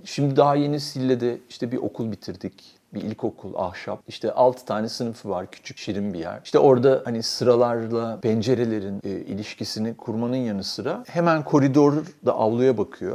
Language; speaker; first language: Turkish; native; Turkish